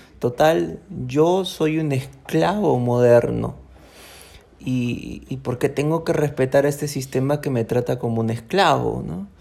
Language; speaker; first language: Spanish; native; Spanish